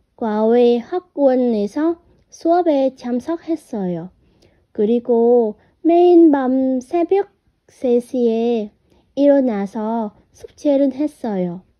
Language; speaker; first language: Korean; non-native, learner; Vietnamese